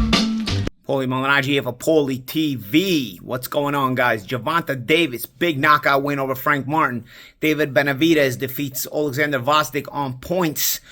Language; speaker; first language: English; native; English